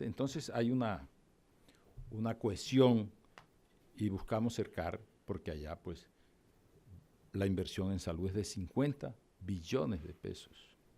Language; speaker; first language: Spanish; native; Spanish